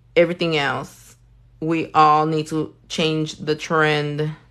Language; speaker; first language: English; early bilingual, other home language; Spanish